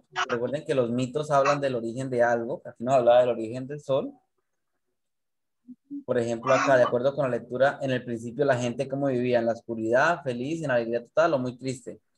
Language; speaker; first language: Spanish; native; Spanish